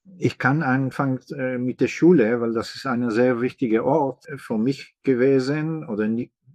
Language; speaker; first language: German; non-native, fluent; Hebrew